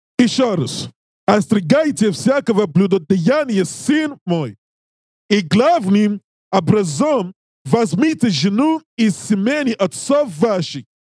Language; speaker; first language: Russian; non-native, learner; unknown